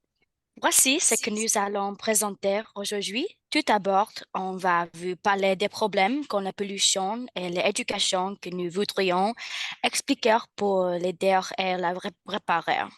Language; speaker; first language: French; non-native, learner; English